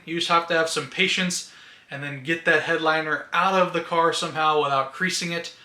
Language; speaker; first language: English; native; English